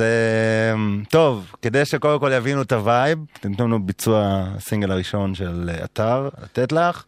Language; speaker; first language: Hebrew; native; Hebrew